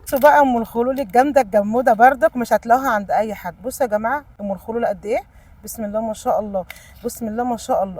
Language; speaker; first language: Arabic; native; Arabic